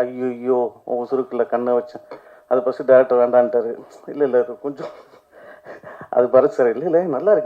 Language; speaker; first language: Tamil; native; Tamil